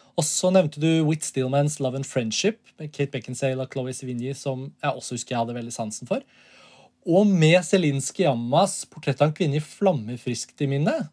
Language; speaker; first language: Norwegian; native; Norwegian